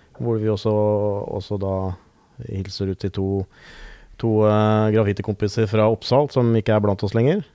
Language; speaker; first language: Norwegian; native; Norwegian